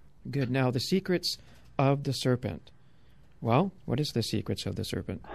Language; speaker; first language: English; native; English